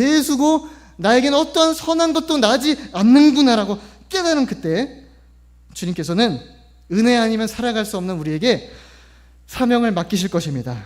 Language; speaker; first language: Korean; native; Korean